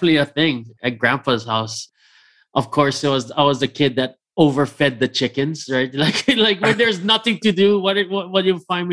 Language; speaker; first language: English; native; English